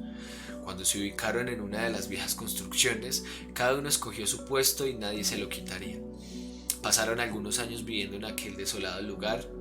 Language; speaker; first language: Spanish; native; Spanish